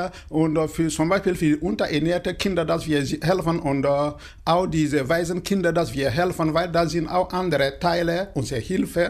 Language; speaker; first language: German; non-native, fluent; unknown